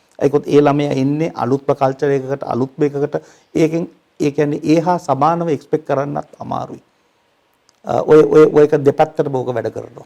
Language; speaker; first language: Sinhala; non-native, local second language; Tamil